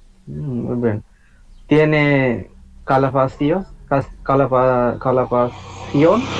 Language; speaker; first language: Spanish; non-native, learner; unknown